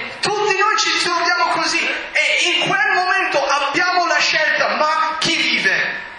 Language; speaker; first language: Italian; non-native, fluent; English